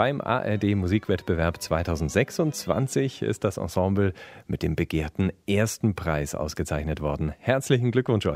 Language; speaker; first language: German; native; German